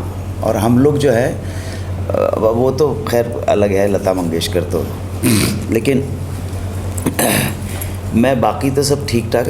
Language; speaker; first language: Hindi; native; Hindi